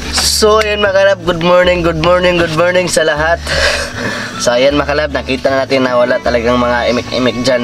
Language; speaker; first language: Filipino; non-native, local second language; Cebuano